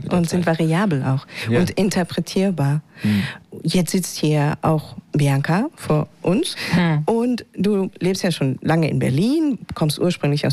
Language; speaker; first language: German; native; German